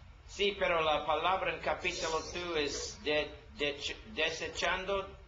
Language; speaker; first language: Spanish; non-native, learner; English